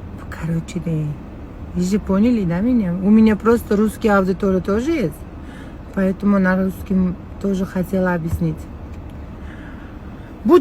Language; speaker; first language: Russian; non-native, local second language; Uzbek